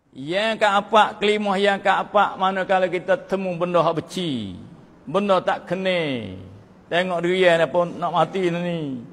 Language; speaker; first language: Malay; native; Malay